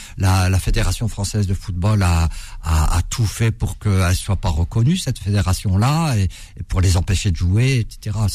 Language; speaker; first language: French; early bilingual, other home language; Arabic